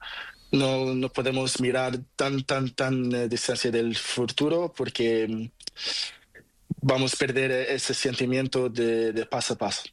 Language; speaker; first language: Spanish; non-native, learner; Portuguese